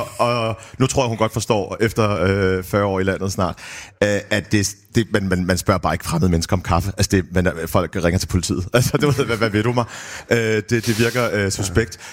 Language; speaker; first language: Danish; early bilingual, other home language; Arabic